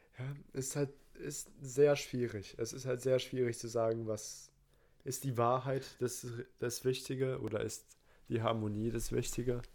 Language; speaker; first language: German; early bilingual, other home language; Turkish